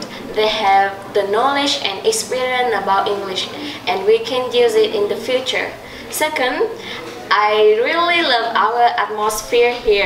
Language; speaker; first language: English; non-native, learner; Vietnamese